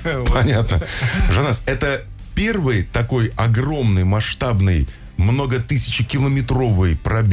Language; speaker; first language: Russian; native; Russian